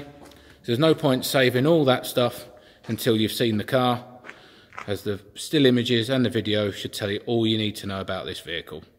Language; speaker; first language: English; native; English